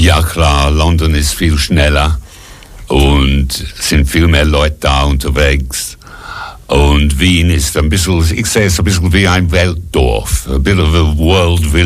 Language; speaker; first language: German; non-native, fluent; English